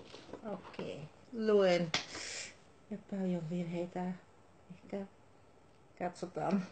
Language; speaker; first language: Finnish; non-native, learner; Dutch